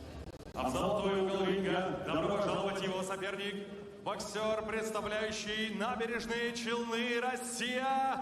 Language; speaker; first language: Russian; native; Russian